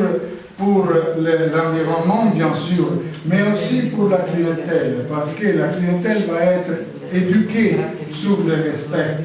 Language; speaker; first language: French; non-native, learner; Italian